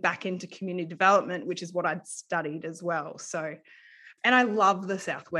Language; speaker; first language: English; native; English